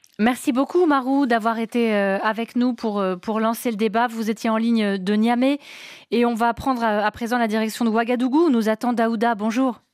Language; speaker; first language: French; native; French